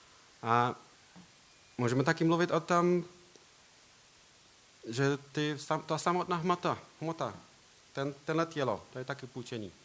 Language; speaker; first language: Czech; non-native, learner; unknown